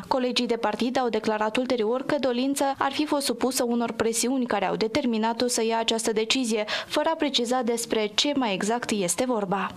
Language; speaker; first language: Romanian; native; Romanian